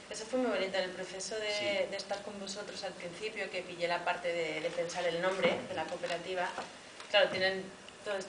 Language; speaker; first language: Spanish; native; Spanish